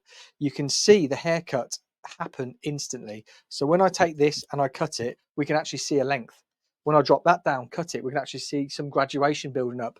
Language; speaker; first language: English; native; English